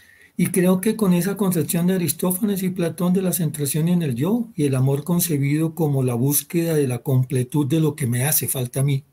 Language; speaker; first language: Spanish; native; Spanish